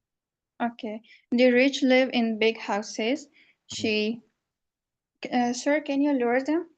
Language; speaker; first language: English; non-native, learner; Urdu